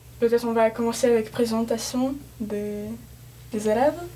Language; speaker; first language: French; non-native, fluent; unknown